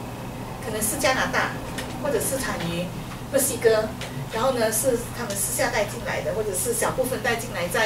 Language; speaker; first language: Chinese; native; Chinese